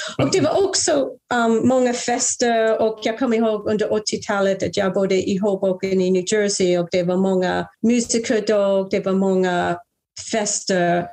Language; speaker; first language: Swedish; non-native, fluent; English